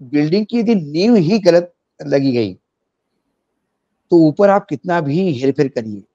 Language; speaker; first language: Hindi; non-native, local second language; Marathi